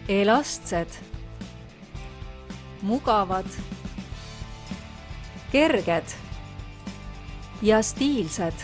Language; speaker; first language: Estonian; native; Estonian